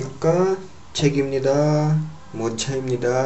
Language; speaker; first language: Korean; non-native, learner; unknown